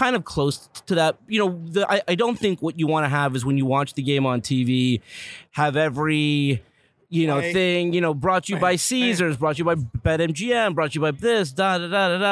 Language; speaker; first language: English; native; English